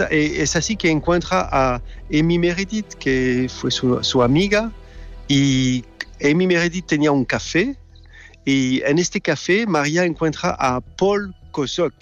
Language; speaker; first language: Spanish; non-native, fluent; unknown